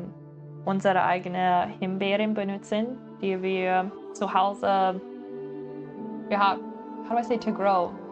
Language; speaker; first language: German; non-native, learner; English